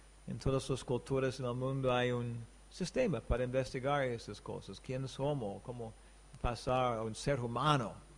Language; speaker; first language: Spanish; non-native, learner; English